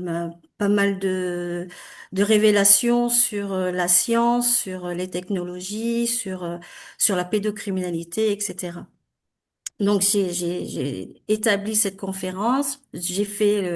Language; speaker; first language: French; native; French